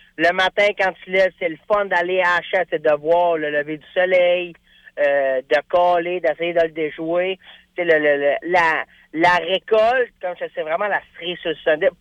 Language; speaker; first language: French; native; French